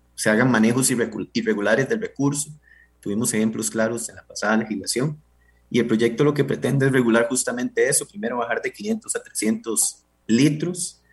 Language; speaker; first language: Spanish; native; Spanish